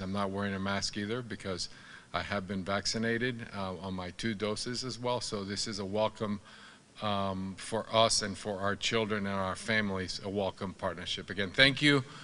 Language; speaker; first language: English; non-native, fluent; Spanish